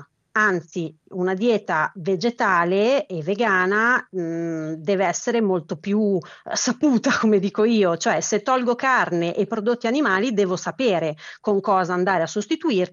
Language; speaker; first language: Italian; native; Italian